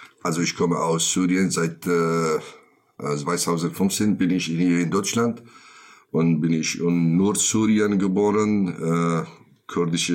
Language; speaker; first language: German; non-native, learner; Kurdish